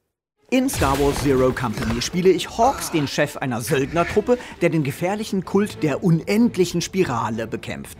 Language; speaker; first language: German; native; German